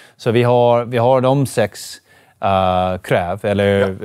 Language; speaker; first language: Swedish; non-native, learner; English